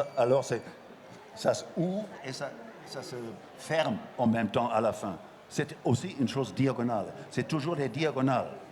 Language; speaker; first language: French; non-native, fluent; German